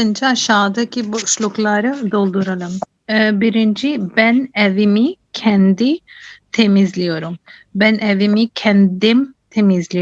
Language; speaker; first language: Turkish; non-native, learner; Urdu